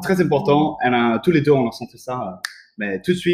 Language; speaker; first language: French; non-native, learner; English